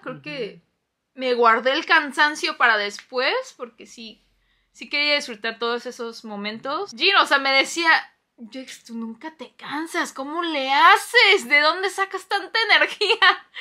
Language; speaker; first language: Spanish; non-native, fluent; Korean